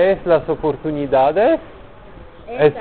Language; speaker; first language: Spanish; non-native, learner; Polish